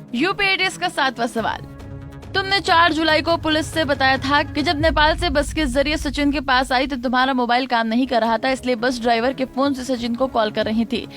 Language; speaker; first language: Hindi; native; Hindi